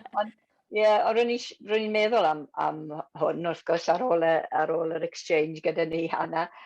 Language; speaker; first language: Welsh; non-native, local second language; English